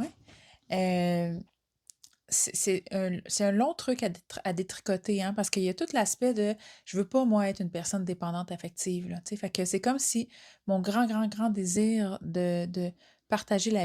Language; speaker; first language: French; native; French